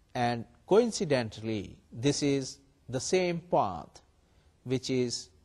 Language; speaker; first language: English; non-native, local second language; Urdu